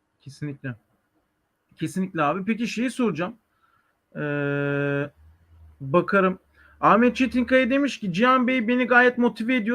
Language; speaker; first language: Turkish; native; Turkish